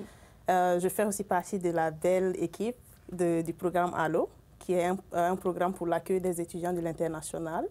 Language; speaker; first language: French; non-native, local second language; Bambara